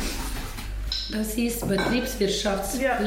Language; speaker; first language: German; non-native, learner; Ukrainian